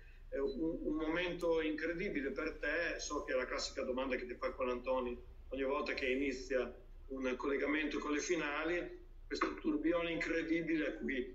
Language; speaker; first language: Italian; native; Italian